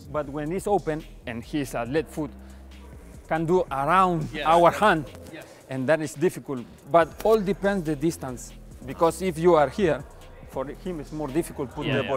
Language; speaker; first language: English; non-native, learner; Spanish